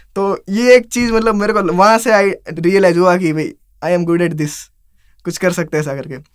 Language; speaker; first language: Hindi; non-native, local second language; Gujarati